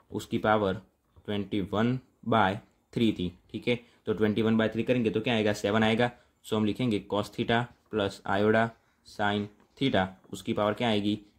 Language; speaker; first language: Hindi; non-native, local second language; Gujarati